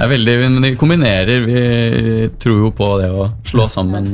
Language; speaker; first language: Norwegian; native; Norwegian